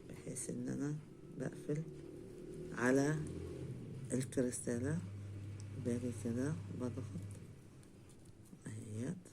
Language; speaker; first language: Arabic; native; Arabic